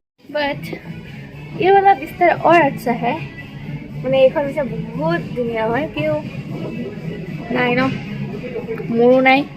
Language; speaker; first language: Hindi; non-native, local second language; Assamese